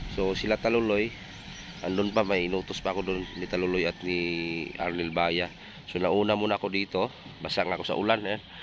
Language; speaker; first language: Filipino; non-native, local second language; Cebuano